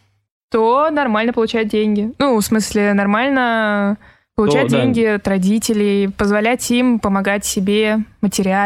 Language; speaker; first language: Russian; native; Russian